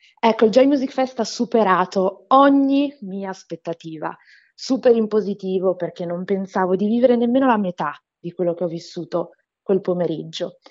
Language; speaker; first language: Italian; non-native, fluent; Portuguese